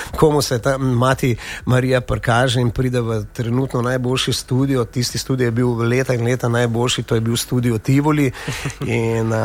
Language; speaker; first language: Slovenian; native; Slovenian